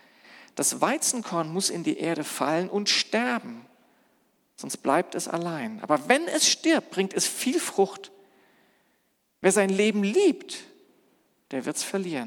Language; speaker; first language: German; native; German